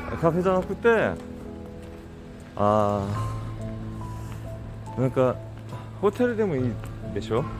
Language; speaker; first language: Japanese; non-native, learner; Korean